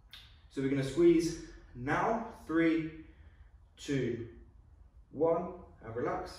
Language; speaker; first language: English; native; English